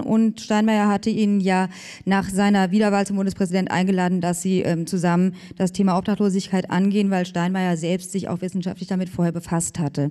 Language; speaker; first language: German; native; German